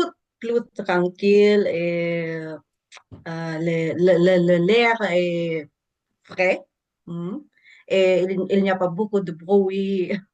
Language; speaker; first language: French; non-native, learner; English